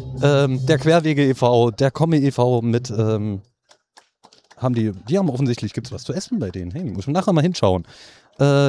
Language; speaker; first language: German; native; German